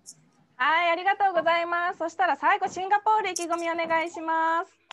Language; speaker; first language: Japanese; native; Japanese